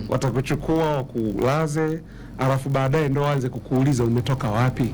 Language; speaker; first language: Swahili; native; Swahili